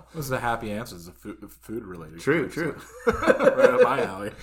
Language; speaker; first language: English; native; English